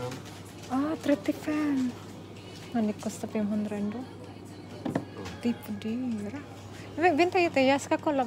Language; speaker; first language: Swedish; non-native, learner; Cebuano